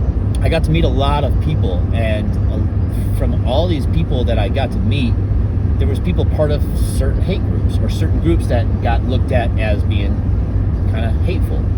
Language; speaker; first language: English; native; English